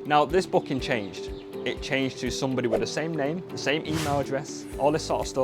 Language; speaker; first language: English; native; English